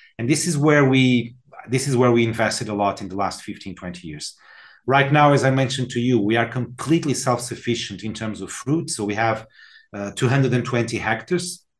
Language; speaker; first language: English; non-native, fluent; Portuguese